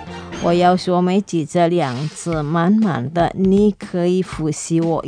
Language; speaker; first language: Chinese; non-native, fluent; Indonesian